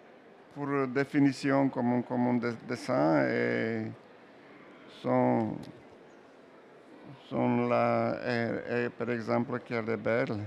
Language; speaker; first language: French; non-native, learner; Serbian